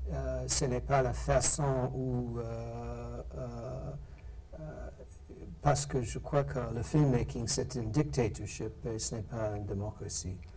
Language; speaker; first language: French; non-native, fluent; English